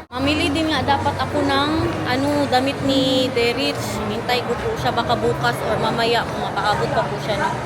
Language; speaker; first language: Filipino; non-native, local second language; Cebuano